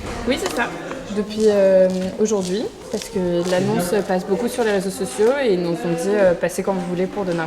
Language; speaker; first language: French; native; French